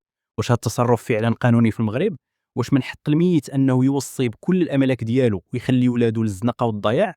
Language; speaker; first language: Arabic; native; Arabic